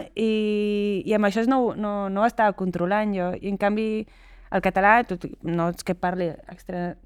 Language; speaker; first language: Catalan; non-native, local second language; Spanish